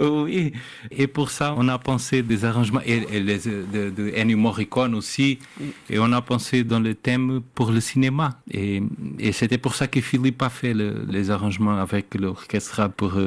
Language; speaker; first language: French; non-native, fluent; Portuguese